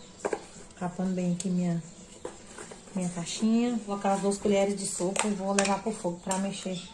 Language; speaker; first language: Portuguese; native; Portuguese